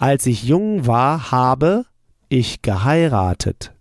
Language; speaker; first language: German; non-native, fluent; English